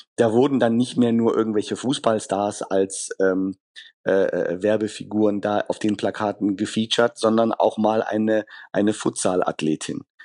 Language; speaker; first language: German; early bilingual, other home language; Persian